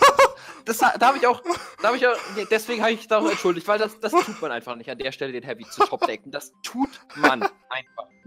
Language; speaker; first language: German; native; German